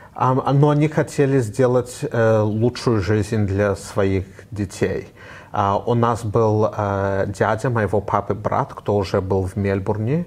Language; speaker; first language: Russian; early bilingual, heritage; Russian